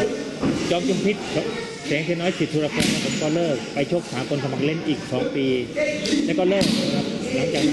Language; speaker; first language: Thai; native; Thai